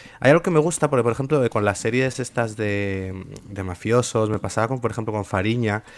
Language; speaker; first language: Spanish; native; Spanish